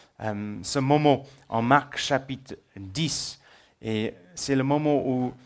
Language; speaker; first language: French; non-native, fluent; English